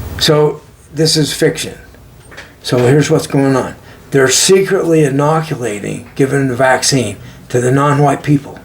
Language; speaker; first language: English; native; English